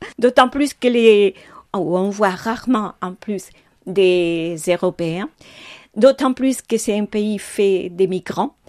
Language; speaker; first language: French; non-native, fluent; Spanish